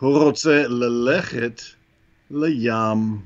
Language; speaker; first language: Hebrew; non-native, fluent; English